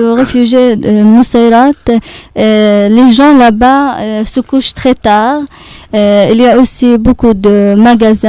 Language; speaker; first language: French; non-native, learner; Arabic